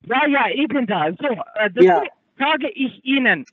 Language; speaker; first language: German; non-native, learner; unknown